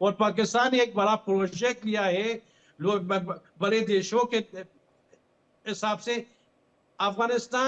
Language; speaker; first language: Hindi; non-native, fluent; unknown